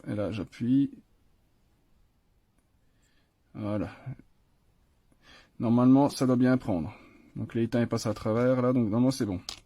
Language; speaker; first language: French; native; French